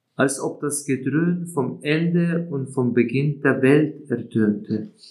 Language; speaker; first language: German; non-native, fluent; Slovenian